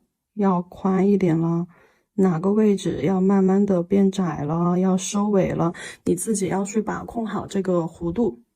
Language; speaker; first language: Chinese; native; Chinese